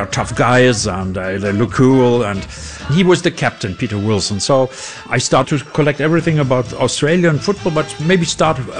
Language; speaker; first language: English; non-native, learner; German